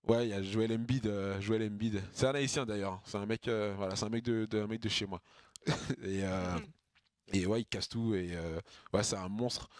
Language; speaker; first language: French; native; French